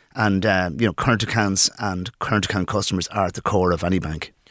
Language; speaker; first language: English; native; English